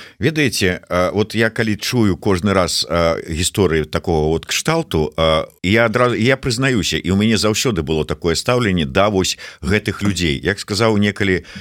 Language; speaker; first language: Belarusian; non-native, local second language; Russian